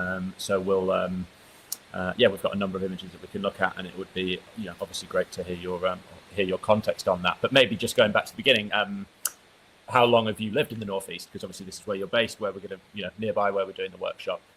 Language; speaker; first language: English; native; English